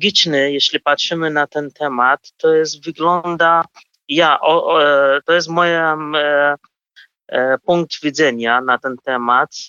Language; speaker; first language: Polish; non-native, fluent; Kurdish